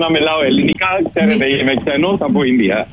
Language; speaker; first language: Greek; non-native, learner; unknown